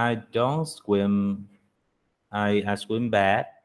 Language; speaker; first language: English; non-native, learner; Vietnamese